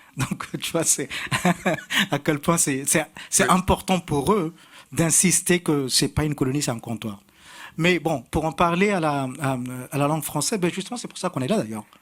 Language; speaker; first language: French; native; French